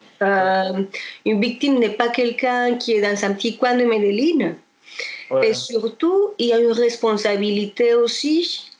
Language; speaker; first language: French; non-native, fluent; Spanish